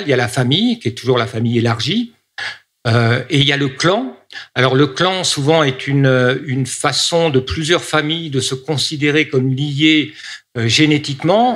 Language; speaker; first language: French; native; French